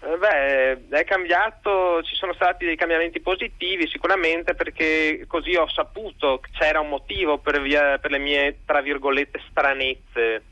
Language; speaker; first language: Italian; native; Italian